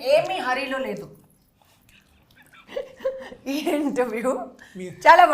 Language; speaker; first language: Telugu; non-native, learner; Hindi